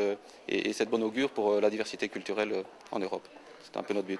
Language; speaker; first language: French; native; French